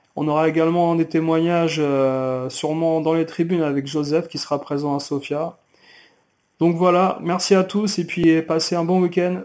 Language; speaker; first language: French; native; French